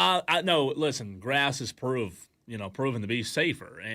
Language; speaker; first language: English; native; English